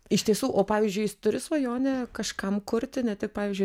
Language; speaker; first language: Lithuanian; native; Lithuanian